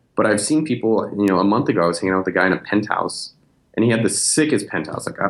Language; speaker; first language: English; native; English